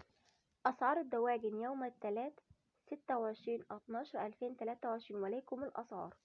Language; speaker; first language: Arabic; native; Arabic